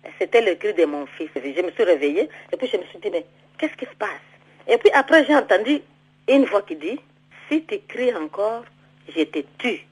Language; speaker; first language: French; non-native, local second language; Swahili